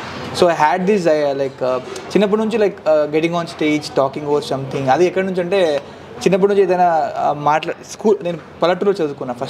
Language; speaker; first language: Telugu; native; Telugu